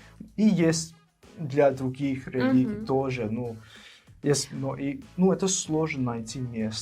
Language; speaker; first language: Russian; non-native, fluent; English